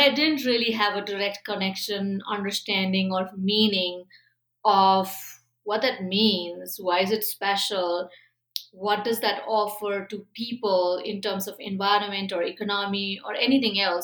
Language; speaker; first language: English; non-native, local second language; Nepali